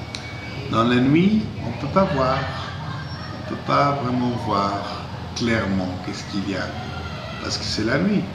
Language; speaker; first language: French; non-native, fluent; Spanish